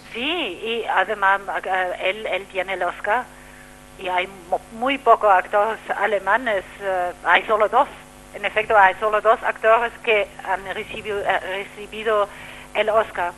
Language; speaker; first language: Spanish; non-native, fluent; German